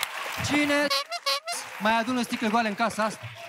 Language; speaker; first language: Romanian; native; Romanian